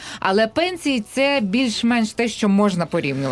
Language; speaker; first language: Ukrainian; native; Ukrainian